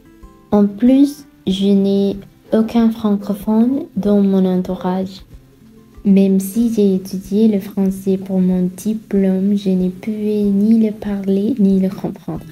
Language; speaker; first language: French; non-native, fluent; Sinhala